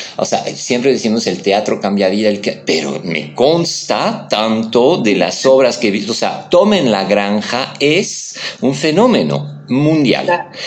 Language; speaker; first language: Spanish; non-native, fluent; French